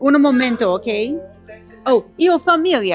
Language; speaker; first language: Italian; non-native, learner; English